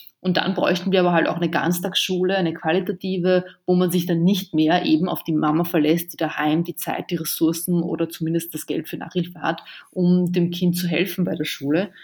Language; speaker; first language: German; early bilingual, other home language; Bosnian